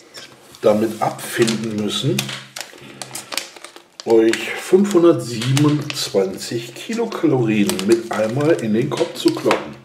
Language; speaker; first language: German; native; German